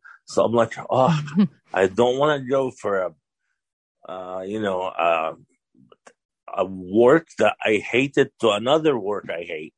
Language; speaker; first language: English; non-native, fluent; Arabic